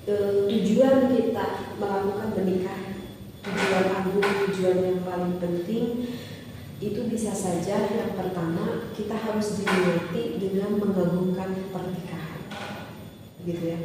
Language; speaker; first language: Indonesian; native; Indonesian